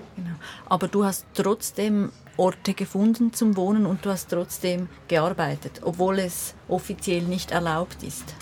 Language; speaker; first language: German; native; German